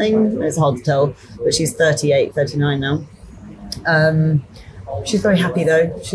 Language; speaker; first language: English; native; English